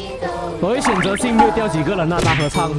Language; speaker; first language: Chinese; native; Chinese